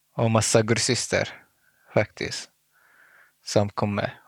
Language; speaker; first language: Swedish; non-native, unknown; Arabic